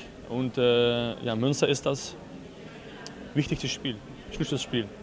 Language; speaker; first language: German; non-native, fluent; Dutch